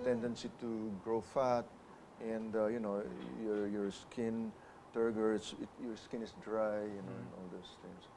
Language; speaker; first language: English; non-native, local second language; Filipino